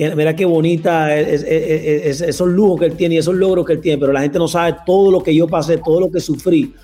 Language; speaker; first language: Spanish; native; Spanish